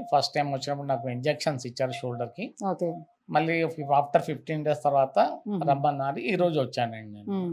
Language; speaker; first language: Telugu; native; Telugu